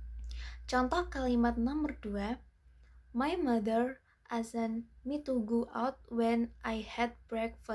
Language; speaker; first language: English; non-native, learner; Indonesian